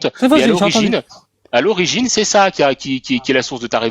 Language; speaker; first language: French; native; French